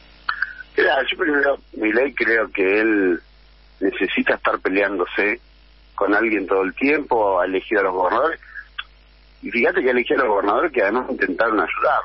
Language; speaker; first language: Spanish; native; Spanish